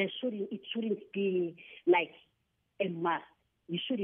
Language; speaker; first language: English; non-native, local second language; Zulu